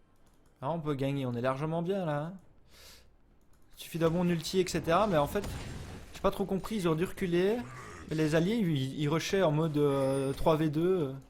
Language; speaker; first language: French; native; French